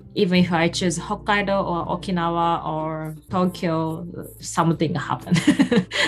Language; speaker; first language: English; non-native, fluent; Japanese